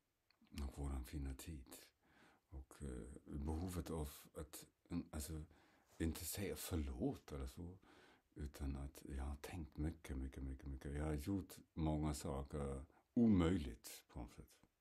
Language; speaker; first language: Swedish; non-native, fluent; German